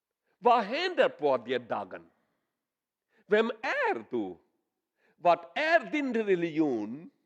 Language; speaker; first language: Swedish; non-native, learner; Urdu